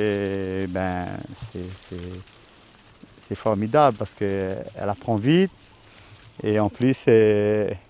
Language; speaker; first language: French; non-native, local second language; Réunion Creole French